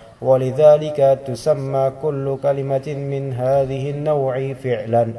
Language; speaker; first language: Arabic; non-native, learner; Indonesian